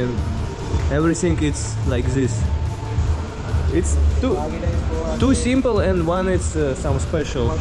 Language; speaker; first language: English; non-native, learner; Russian